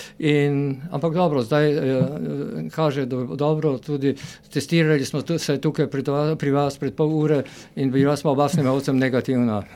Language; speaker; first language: Slovenian; native; Slovenian